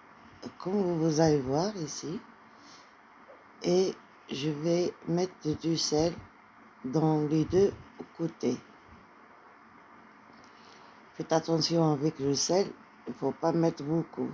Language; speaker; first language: French; non-native, fluent; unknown